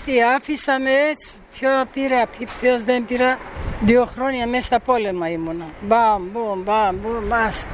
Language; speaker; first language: Greek; early bilingual, heritage; Greek